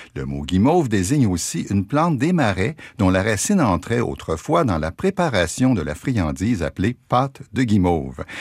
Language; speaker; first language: French; native; French